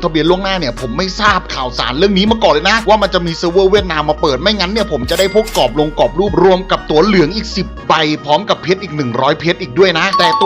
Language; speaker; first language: Thai; native; Thai